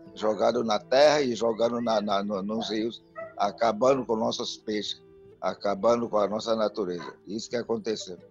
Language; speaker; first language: Portuguese; non-native, local second language; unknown